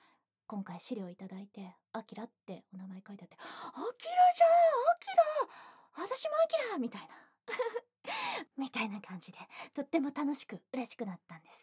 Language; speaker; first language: Japanese; native; Japanese